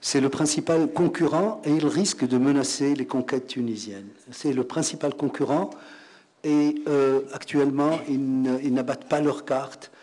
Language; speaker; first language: French; non-native, local second language; Arabic